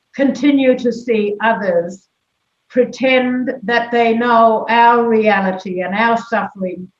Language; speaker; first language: English; non-native, local second language; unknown